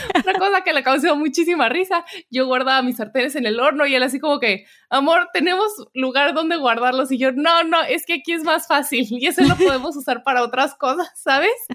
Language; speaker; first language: Spanish; native; Spanish